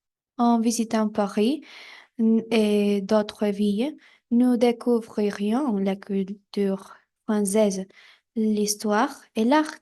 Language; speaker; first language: French; non-native, fluent; Spanish